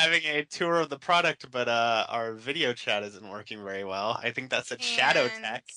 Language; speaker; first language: English; native; English